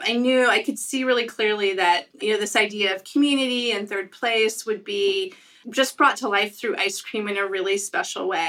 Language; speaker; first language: English; native; English